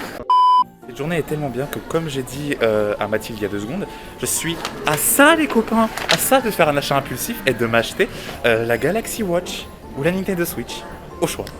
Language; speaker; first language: French; native; French